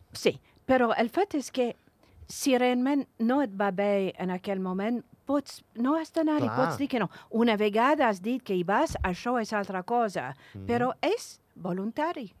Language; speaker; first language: Catalan; non-native, fluent; English